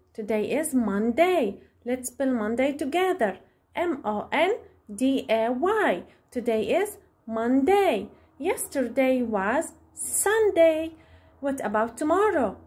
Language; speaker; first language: English; non-native, fluent; Arabic